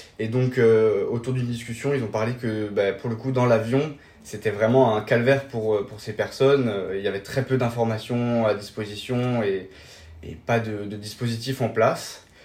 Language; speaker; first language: French; native; French